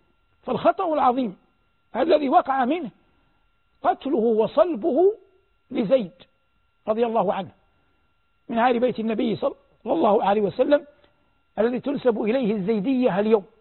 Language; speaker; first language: Arabic; native; Arabic